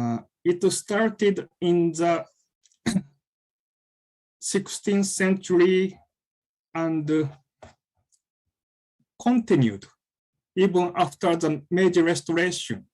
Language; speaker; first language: English; non-native, fluent; Japanese